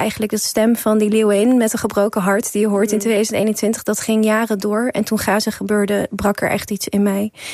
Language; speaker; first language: Dutch; early bilingual, other home language; Persian